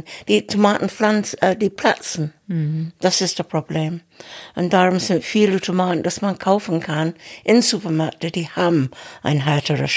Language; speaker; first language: German; non-native, fluent; English